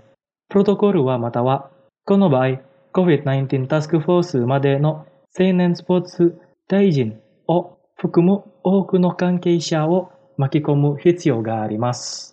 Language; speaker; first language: Japanese; non-native, fluent; Indonesian